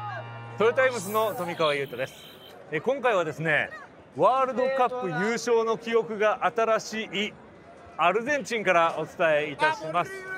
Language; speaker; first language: Japanese; native; Japanese